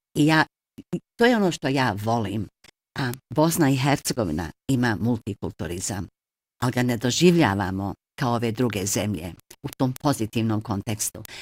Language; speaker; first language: Bosnian; early bilingual, heritage; Bosnian